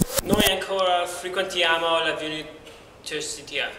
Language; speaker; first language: Italian; non-native, learner; English